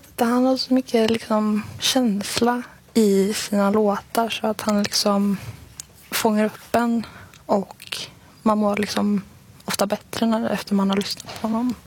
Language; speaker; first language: Swedish; native; Swedish